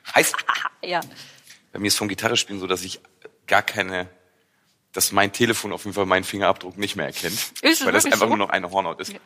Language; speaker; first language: German; native; German